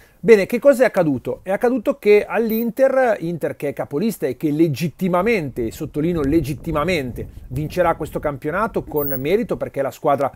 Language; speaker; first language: Italian; native; Italian